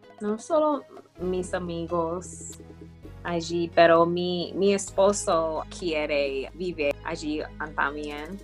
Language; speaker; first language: Spanish; early bilingual, heritage; English